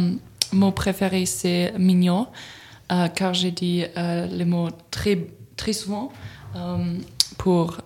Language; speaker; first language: French; non-native, learner; German